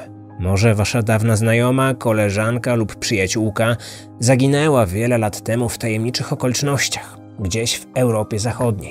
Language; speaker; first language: Polish; native; Polish